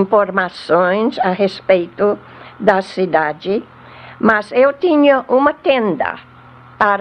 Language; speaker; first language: Portuguese; non-native, fluent; English